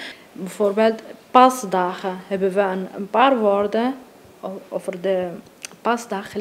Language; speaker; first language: Dutch; non-native, learner; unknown